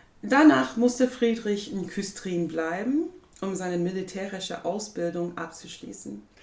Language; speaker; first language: German; non-native, fluent; English